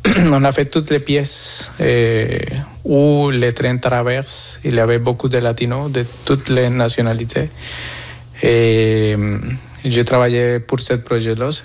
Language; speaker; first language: French; non-native, fluent; Spanish